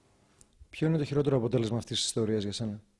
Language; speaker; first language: Greek; native; Greek